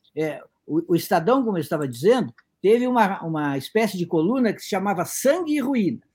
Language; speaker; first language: Portuguese; native; Portuguese